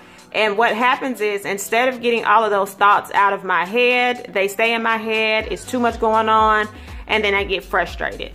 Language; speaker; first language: English; native; English